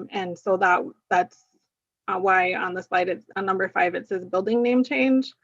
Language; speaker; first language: English; early bilingual, other home language; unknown